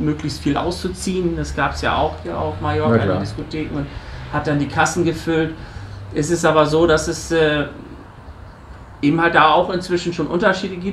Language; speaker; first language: German; native; German